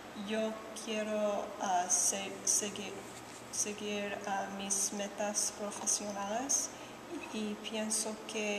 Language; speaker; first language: Spanish; non-native, learner; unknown